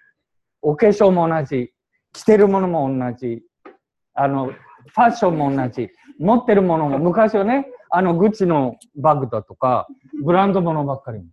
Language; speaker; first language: Japanese; native; Japanese